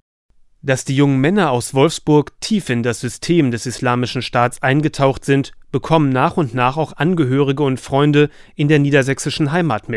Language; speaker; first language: German; native; German